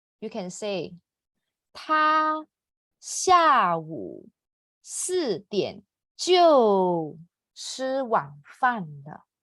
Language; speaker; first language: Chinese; non-native, local second language; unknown